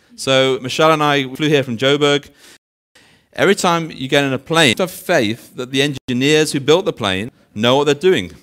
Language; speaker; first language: English; native; English